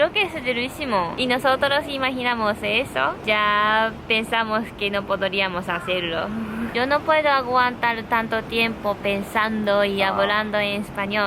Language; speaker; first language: Spanish; non-native, fluent; Japanese